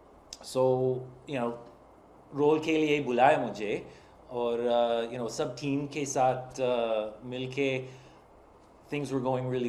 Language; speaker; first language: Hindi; non-native, fluent; English